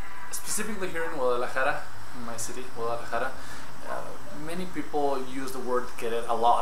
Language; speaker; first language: English; non-native, fluent; Spanish